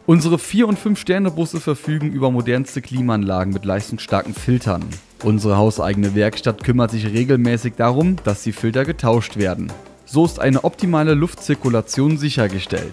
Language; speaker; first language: German; native; German